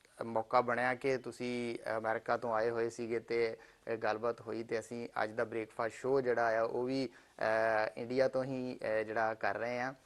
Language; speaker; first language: Punjabi; native; Punjabi